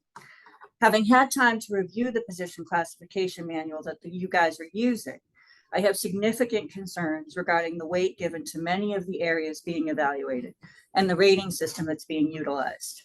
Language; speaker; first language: English; native; English